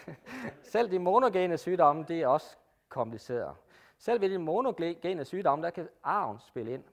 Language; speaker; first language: Danish; native; Danish